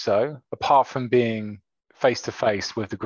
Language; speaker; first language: English; native; English